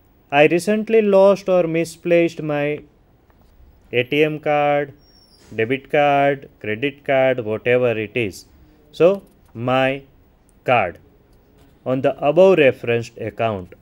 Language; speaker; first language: English; non-native, local second language; Gujarati